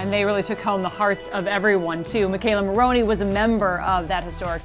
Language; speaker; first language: English; native; English